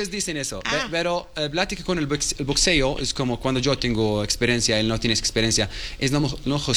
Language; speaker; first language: Spanish; non-native, learner; Arabic